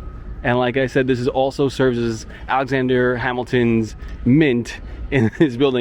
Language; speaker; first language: English; native; English